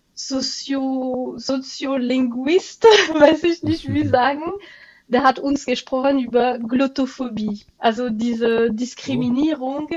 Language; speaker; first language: German; non-native, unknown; French